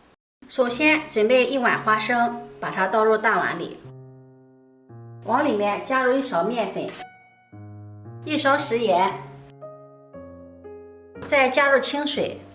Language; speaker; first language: Chinese; native; Chinese